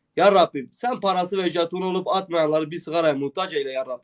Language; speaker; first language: Turkish; native; Turkish